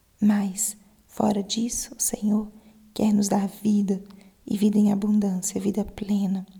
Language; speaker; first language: Portuguese; native; Portuguese